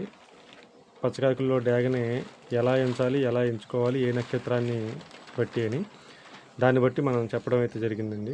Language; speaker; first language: Telugu; native; Telugu